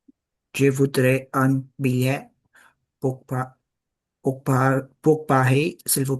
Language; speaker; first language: French; non-native, learner; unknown